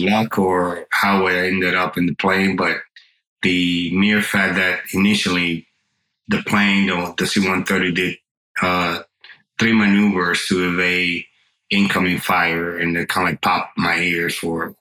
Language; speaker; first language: English; non-native, fluent; Spanish